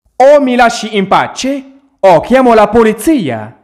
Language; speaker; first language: Italian; non-native, fluent; Arabic